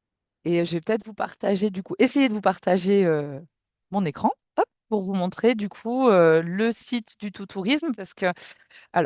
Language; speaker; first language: French; native; French